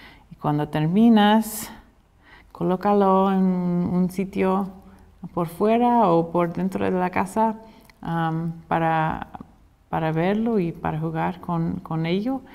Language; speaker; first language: Spanish; non-native, fluent; English